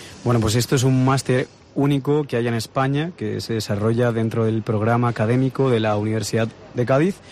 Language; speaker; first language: Spanish; native; Spanish